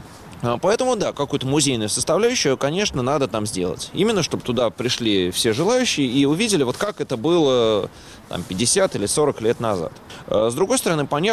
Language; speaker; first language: Russian; native; Russian